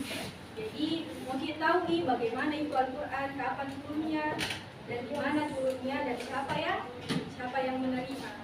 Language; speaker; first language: Indonesian; native; Indonesian